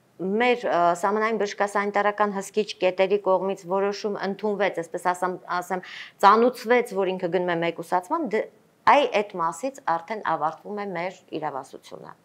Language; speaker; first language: Armenian; native; Armenian